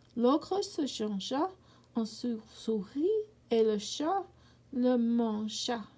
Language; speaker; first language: French; non-native, learner; English